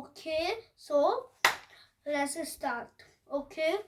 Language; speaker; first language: English; non-native, learner; Hindi